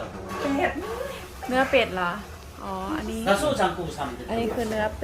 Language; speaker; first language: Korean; non-native, fluent; Thai